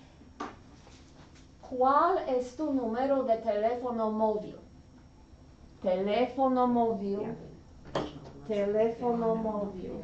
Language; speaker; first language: Spanish; non-native, learner; English